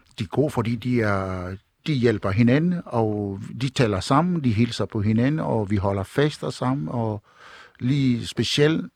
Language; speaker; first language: Danish; non-native, fluent; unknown